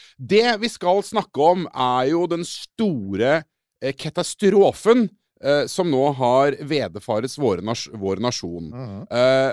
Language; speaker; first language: Norwegian; native; Norwegian